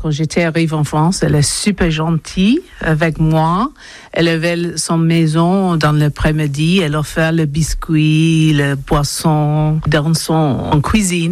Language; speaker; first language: French; non-native, learner; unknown